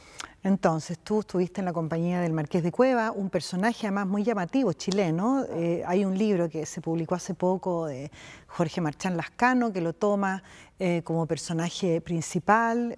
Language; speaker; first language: Spanish; native; Spanish